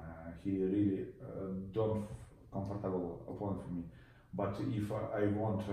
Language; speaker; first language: English; non-native, learner; Russian